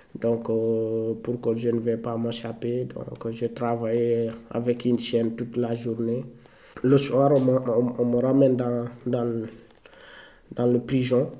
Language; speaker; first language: French; non-native, local second language; Fula